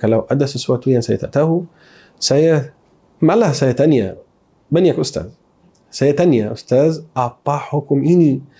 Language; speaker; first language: Malay; non-native, fluent; Arabic